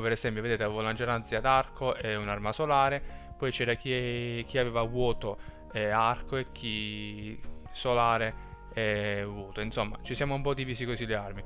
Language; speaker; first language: Italian; native; Italian